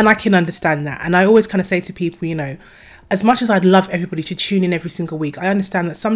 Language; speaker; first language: English; native; English